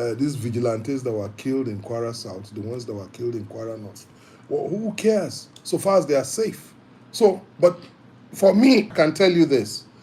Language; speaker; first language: English; non-native, local second language; Yoruba